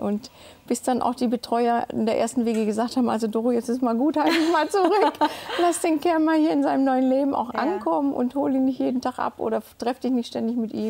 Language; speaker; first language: German; native; German